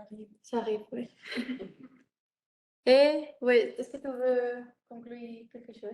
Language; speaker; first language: French; non-native, learner; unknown